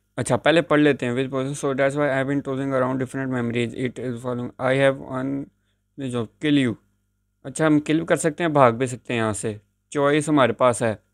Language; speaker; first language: Hindi; native; Hindi